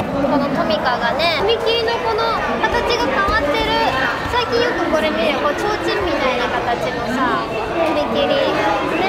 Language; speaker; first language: Japanese; native; Japanese